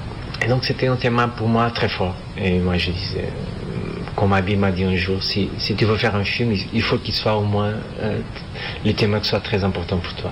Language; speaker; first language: French; non-native, fluent; Portuguese